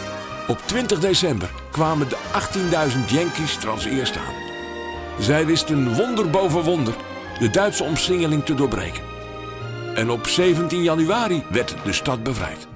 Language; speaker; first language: Dutch; native; Dutch